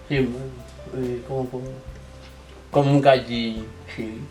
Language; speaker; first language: Spanish; non-native, learner; Haitian Creole